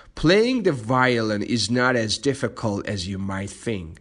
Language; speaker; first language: English; non-native, fluent; Persian